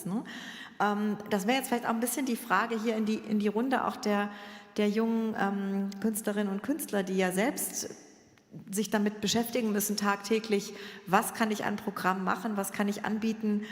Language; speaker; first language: German; native; German